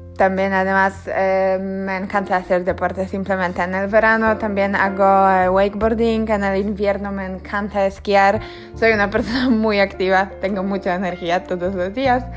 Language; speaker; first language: Spanish; non-native, learner; Polish